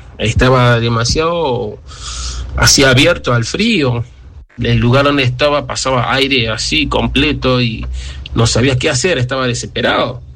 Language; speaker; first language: Spanish; non-native, fluent; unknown